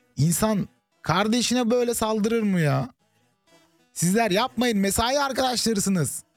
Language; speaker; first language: Turkish; early bilingual, heritage; Turkish